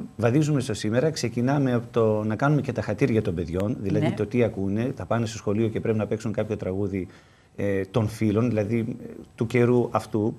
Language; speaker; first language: Greek; native; Greek